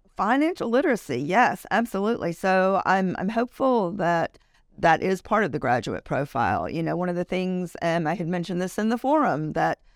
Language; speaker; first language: English; native; English